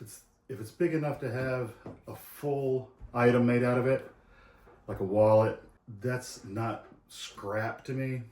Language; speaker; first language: English; native; English